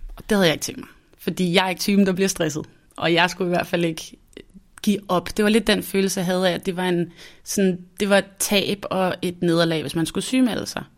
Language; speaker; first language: Danish; native; Danish